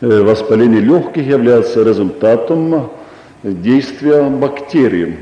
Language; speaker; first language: Russian; non-native, local second language; Estonian